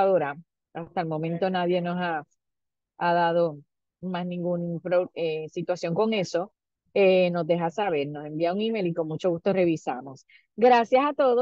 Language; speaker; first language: Spanish; native; Spanish